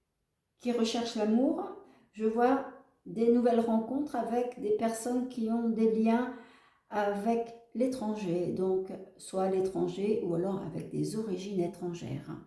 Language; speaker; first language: French; native; French